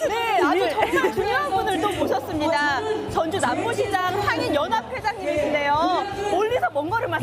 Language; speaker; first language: Korean; native; Korean